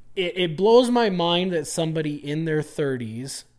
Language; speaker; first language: English; native; English